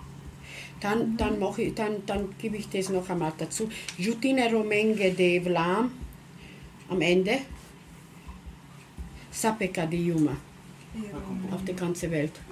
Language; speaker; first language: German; non-native, local second language; Romany